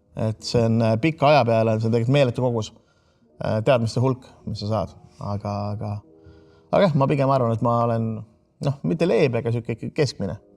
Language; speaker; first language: Estonian; native; Estonian